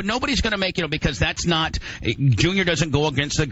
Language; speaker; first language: English; native; English